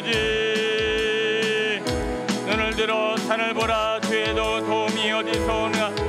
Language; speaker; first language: Korean; native; Korean